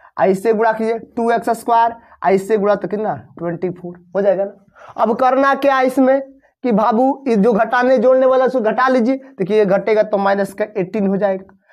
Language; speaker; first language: Hindi; native; Hindi